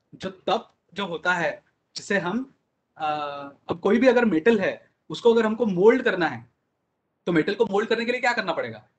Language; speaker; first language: Hindi; non-native, local second language; Marathi